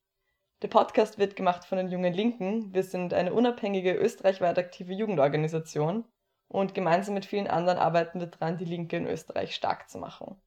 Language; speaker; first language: German; native; German